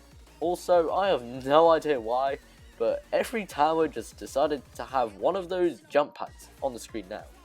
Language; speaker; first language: English; native; English